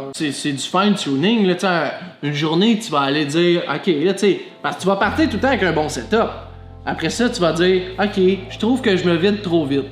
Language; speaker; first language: French; native; French